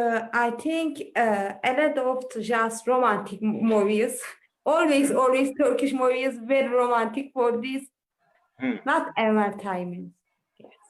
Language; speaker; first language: English; non-native, learner; Turkish